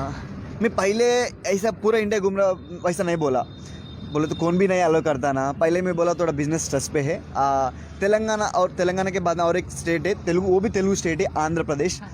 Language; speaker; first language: Hindi; non-native, local second language; Telugu